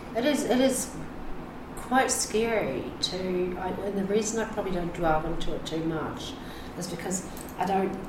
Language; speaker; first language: English; native; English